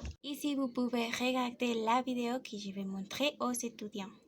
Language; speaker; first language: French; non-native, fluent; Spanish